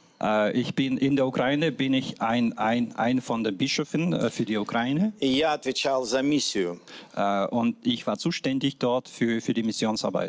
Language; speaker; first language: German; non-native, fluent; Russian